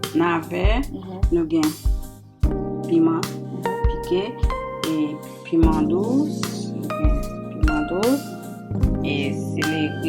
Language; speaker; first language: French; non-native, learner; Haitian Creole